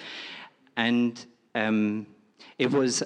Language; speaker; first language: English; native; English